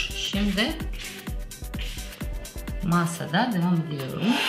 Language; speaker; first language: Turkish; non-native, learner; Russian